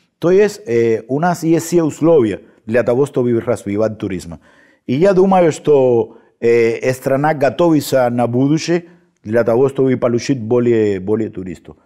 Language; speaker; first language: Russian; non-native, fluent; Spanish